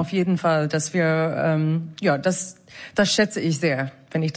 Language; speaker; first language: German; non-native, fluent; English